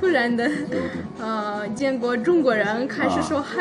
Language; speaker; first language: Chinese; non-native, learner; Russian